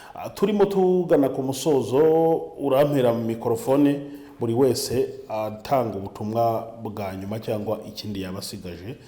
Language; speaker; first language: Kinyarwanda; native; Kinyarwanda